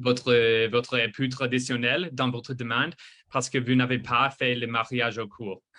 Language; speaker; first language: French; non-native, fluent; English